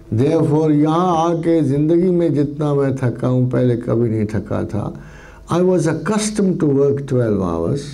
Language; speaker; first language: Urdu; non-native, local second language; Punjabi